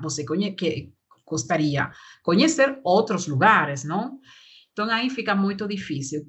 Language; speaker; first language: Portuguese; non-native, learner; Spanish